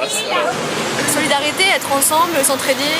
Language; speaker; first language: French; native; French